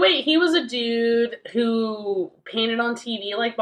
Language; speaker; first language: English; native; English